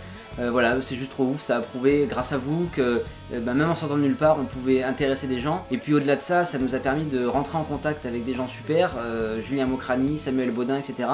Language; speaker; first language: French; native; French